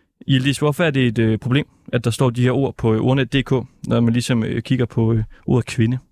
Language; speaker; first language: Danish; native; Danish